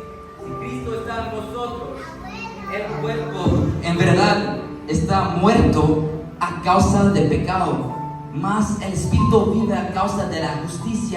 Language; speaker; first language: Spanish; early bilingual, heritage; Spanish